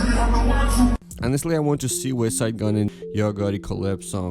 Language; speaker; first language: English; non-native, fluent; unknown